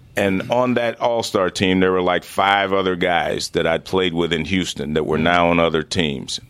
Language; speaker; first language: English; native; English